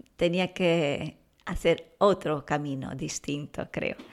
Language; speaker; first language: Spanish; non-native, fluent; Portuguese